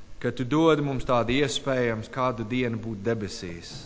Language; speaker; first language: Latvian; non-native, learner; English